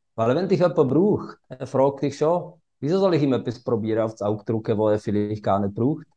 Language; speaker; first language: German; non-native, fluent; Czech